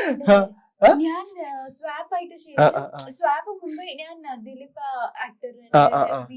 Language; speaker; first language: Malayalam; non-native, learner; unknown